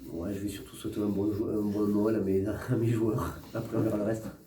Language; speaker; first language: French; native; French